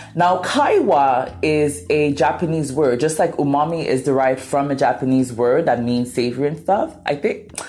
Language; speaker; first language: English; non-native, local second language; Akan